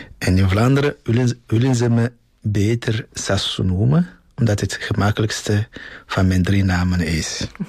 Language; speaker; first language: Dutch; non-native, fluent; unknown